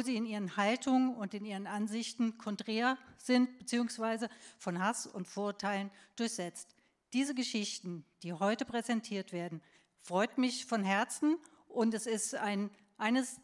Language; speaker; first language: German; native; German